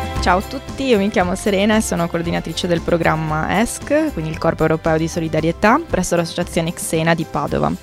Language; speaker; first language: Italian; native; Italian